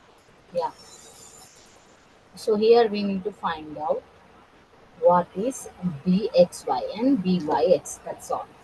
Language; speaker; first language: English; non-native, local second language; Telugu